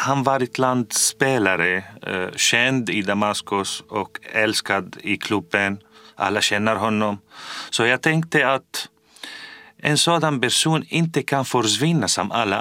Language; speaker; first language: Swedish; non-native, fluent; Arabic